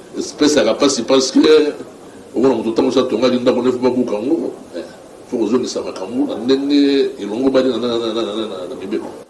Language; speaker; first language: Lingala; native; Lingala